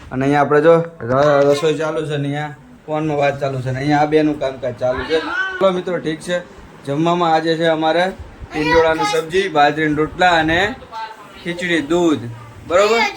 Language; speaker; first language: Gujarati; native; Gujarati